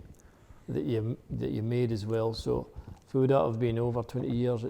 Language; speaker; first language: English; native; English